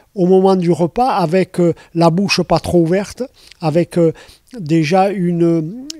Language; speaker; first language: French; native; French